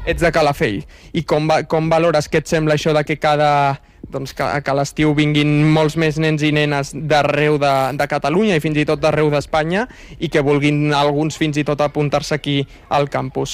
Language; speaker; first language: Catalan; native; Catalan